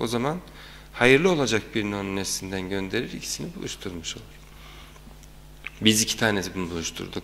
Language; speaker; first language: Turkish; native; Turkish